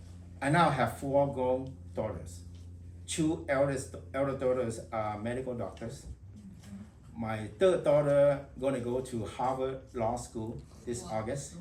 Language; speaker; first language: English; non-native, fluent; Vietnamese